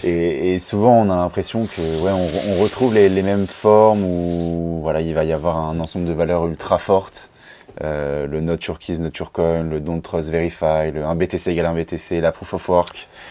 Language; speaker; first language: French; native; French